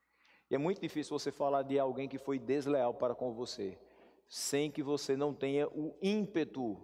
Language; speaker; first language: Portuguese; native; Portuguese